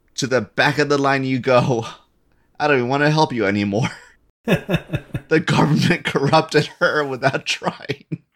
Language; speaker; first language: English; early bilingual, other home language; Spanish